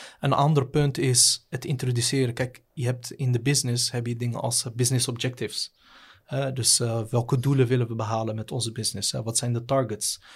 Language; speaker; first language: Dutch; native; Dutch